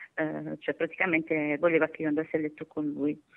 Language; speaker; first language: Italian; native; Italian